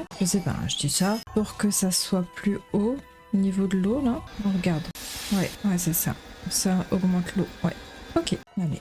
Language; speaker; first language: French; native; French